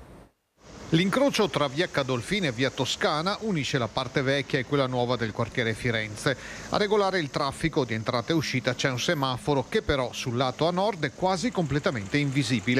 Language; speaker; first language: Italian; native; Italian